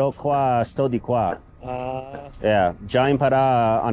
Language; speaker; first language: Italian; non-native, learner; English